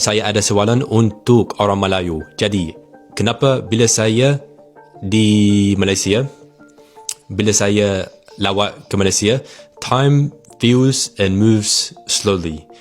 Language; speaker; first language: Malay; non-native, learner; English